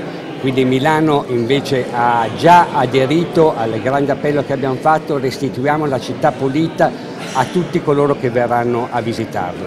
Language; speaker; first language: Italian; native; Italian